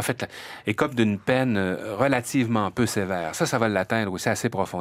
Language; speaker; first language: French; native; French